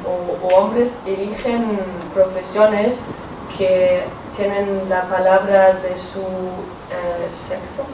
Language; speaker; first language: Spanish; non-native, fluent; German